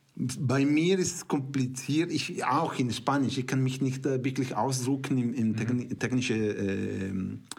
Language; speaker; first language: German; non-native, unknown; Spanish